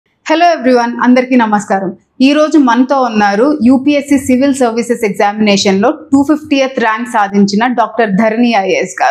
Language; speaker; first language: Telugu; native; Telugu